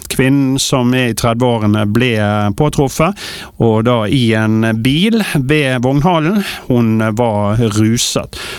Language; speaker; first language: Norwegian; native; Norwegian